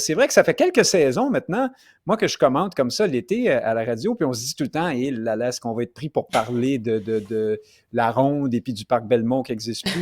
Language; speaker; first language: French; native; French